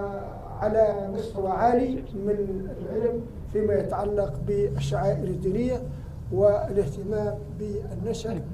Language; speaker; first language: Arabic; native; Arabic